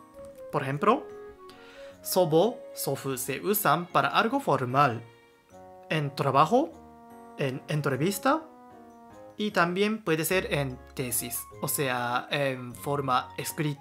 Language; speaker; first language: Spanish; non-native, learner; Japanese